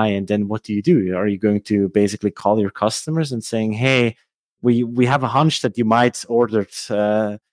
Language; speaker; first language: English; non-native, fluent; Swiss German